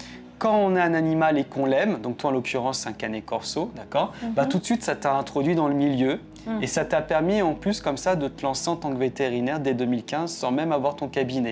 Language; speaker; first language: French; native; French